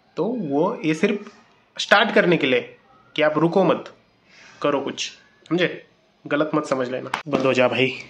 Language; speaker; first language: Hindi; non-native, local second language; Marathi